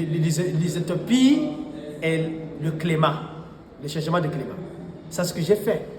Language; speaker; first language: French; non-native, fluent; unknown